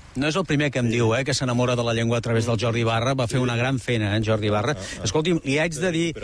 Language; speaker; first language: Catalan; native; Catalan